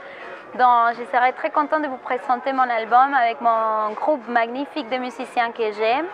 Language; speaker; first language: French; non-native, fluent; Spanish